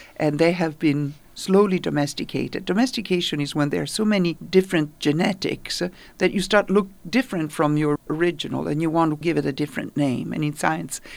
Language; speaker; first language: English; non-native, fluent; Italian